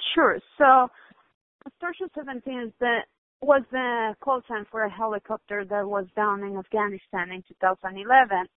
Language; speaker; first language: English; non-native, fluent; Spanish